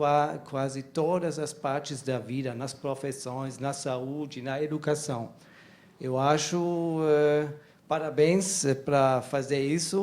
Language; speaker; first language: Portuguese; non-native, learner; German